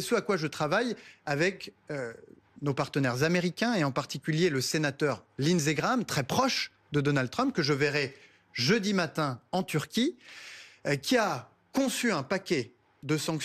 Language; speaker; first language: French; native; French